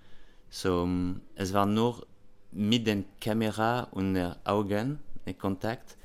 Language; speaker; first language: German; non-native, learner; French